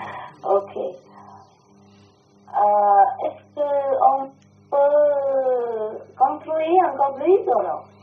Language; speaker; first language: French; non-native, learner; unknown